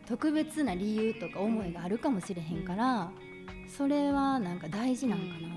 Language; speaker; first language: Japanese; native; Japanese